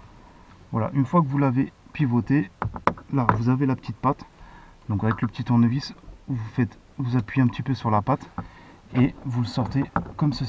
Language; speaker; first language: French; native; French